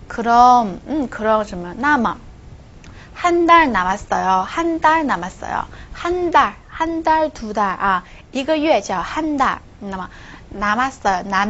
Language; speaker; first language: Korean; non-native, fluent; Chinese